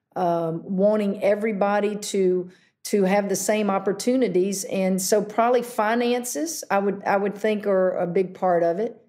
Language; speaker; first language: English; native; English